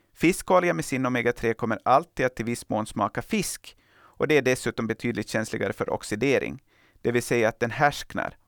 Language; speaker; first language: Swedish; native; Swedish